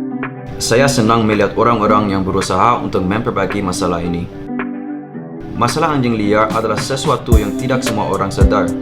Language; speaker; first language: Indonesian; non-native, fluent; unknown